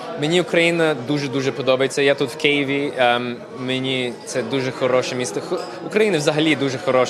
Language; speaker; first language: Ukrainian; early bilingual, heritage; Ukrainian